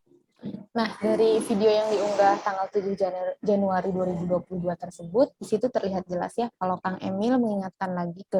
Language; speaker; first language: Indonesian; native; Indonesian